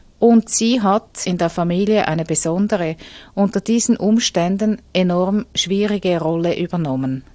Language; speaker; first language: German; native; German